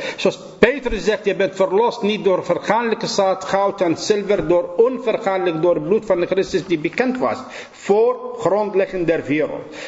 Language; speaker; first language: Dutch; non-native, fluent; Assyrian Neo-Aramaic